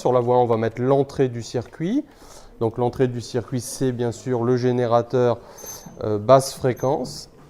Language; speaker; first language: French; native; French